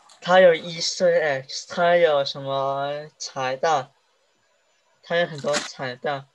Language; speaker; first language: Chinese; early bilingual, heritage; Chinese